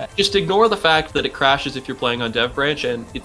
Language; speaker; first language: English; native; English